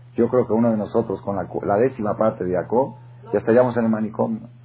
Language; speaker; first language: Spanish; non-native, fluent; Hebrew